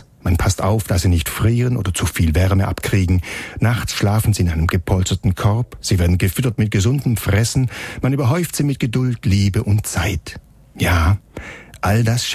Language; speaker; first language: German; native; German